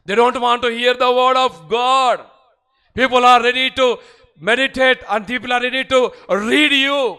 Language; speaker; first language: English; non-native, local second language; Telugu